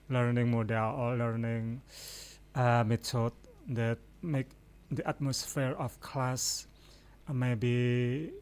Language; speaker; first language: English; non-native, fluent; Indonesian